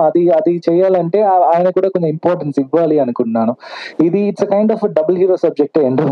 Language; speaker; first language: Telugu; non-native, fluent; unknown